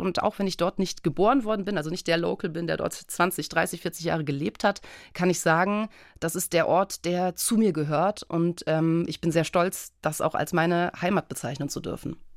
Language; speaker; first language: German; early bilingual, other home language; Polish